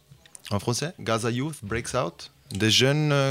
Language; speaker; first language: French; non-native, fluent; Bosnian